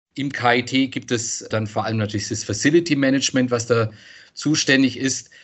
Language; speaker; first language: German; native; German